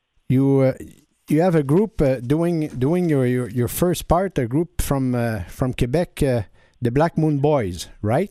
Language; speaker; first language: English; non-native, learner; French